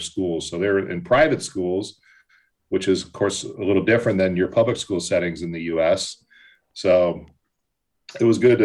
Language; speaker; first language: English; native; English